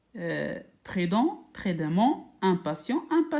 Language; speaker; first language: French; non-native, local second language; Arabic